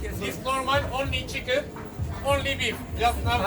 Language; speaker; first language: English; non-native, learner; Turkish